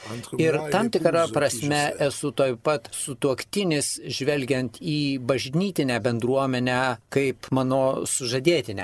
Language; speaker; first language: Lithuanian; non-native, fluent; Italian